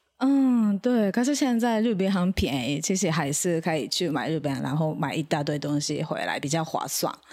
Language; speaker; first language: Chinese; non-native, fluent; Japanese